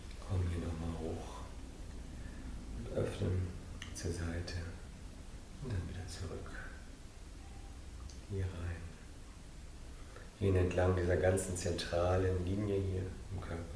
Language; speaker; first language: German; non-native, fluent; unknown